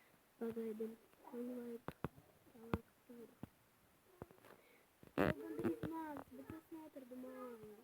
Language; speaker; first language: Latvian; non-native, local second language; Russian